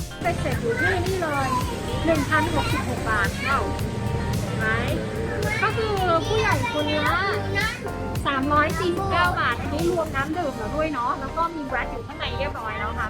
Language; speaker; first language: Thai; native; Thai